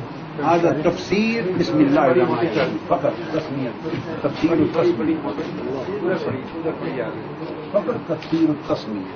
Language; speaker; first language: Arabic; non-native, learner; Urdu